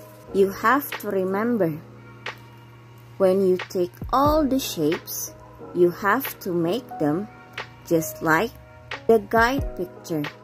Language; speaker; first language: English; non-native, fluent; Indonesian